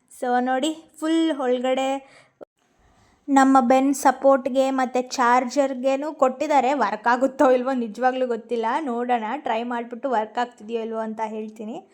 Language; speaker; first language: Kannada; native; Kannada